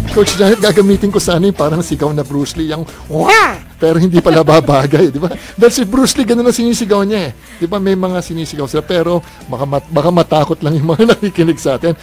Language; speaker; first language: Filipino; native; Filipino